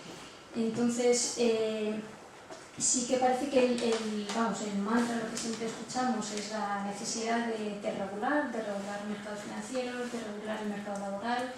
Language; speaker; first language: Spanish; native; Spanish